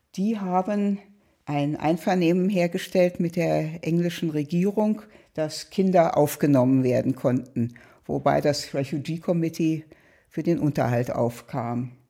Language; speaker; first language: German; native; German